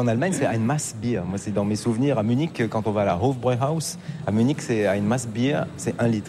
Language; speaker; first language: French; native; French